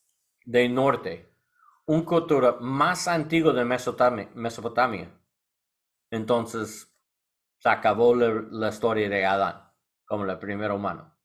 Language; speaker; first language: Spanish; non-native, learner; English